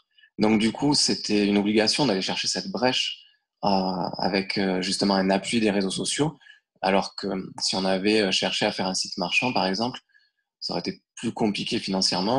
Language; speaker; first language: French; native; French